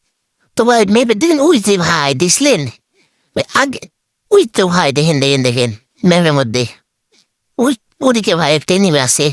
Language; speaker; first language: Bangla; native; Bangla